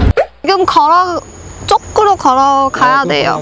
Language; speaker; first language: Korean; non-native, learner; Vietnamese